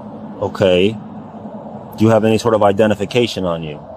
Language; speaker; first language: English; native; English